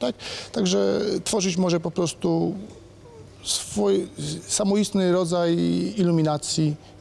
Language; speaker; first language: Polish; native; Polish